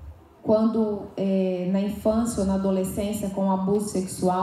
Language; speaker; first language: Portuguese; native; Portuguese